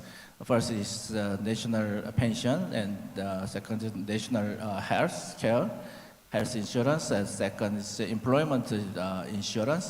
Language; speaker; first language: English; non-native, learner; Korean